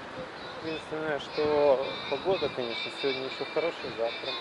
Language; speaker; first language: Russian; native; Russian